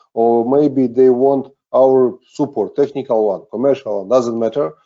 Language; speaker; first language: English; non-native, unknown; Romanian